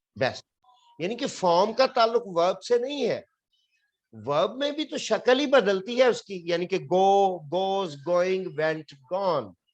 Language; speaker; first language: Urdu; non-native, local second language; Punjabi